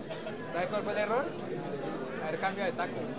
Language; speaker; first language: Spanish; native; Spanish